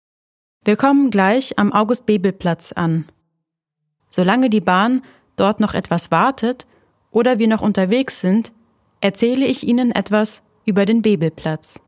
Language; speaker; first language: German; native; German